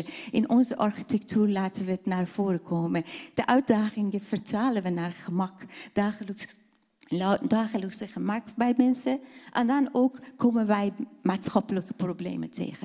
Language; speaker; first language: Dutch; non-native, fluent; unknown